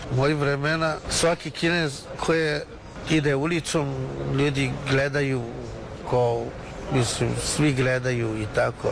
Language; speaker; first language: Serbian; non-native, learner; Chinese